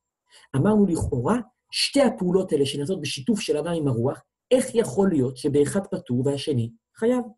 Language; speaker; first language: Hebrew; native; Hebrew